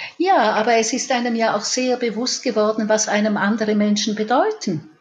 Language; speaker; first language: German; native; German